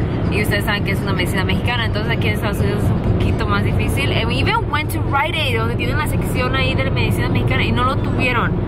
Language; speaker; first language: Spanish; early bilingual, heritage; Spanish